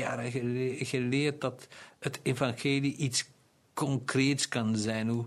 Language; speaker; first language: Dutch; non-native, local second language; German